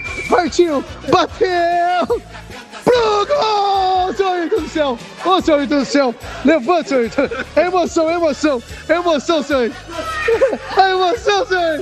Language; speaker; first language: Portuguese; native; Portuguese